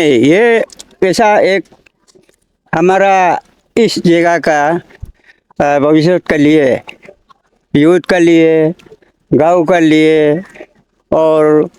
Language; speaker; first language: Hindi; non-native, local second language; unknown